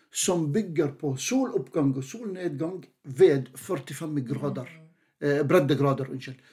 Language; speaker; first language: Norwegian; non-native, fluent; Arabic